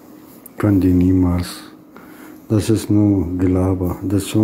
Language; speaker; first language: German; non-native, fluent; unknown